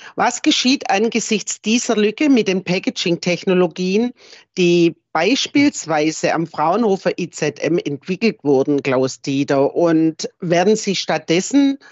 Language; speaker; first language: German; non-native, fluent; English